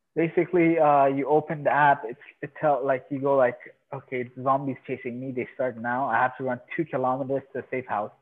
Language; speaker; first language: English; non-native, fluent; Persian